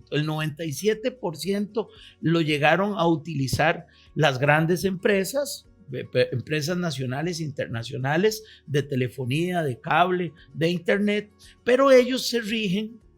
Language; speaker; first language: Spanish; native; Spanish